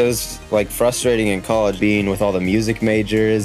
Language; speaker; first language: English; native; English